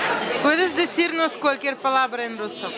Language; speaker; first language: Spanish; non-native, fluent; Russian